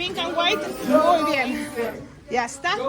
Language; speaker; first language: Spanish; non-native, fluent; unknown